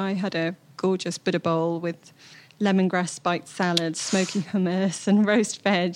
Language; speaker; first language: English; native; English